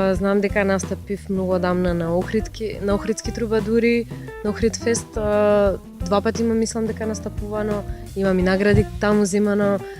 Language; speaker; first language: Macedonian; early bilingual, other home language; Russian